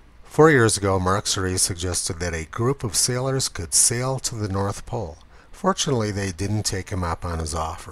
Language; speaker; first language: English; native; English